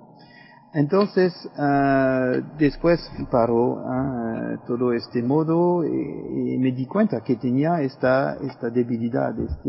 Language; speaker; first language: Spanish; non-native, fluent; French